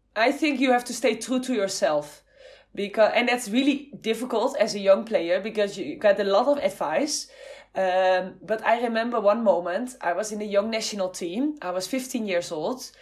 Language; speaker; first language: English; non-native, fluent; Dutch